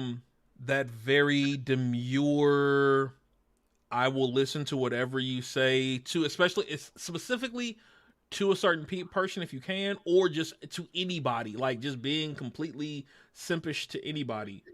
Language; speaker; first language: English; native; English